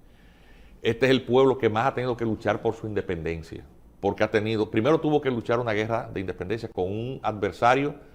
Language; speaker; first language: Spanish; native; Spanish